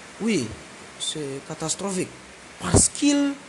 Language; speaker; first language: French; non-native, learner; Indonesian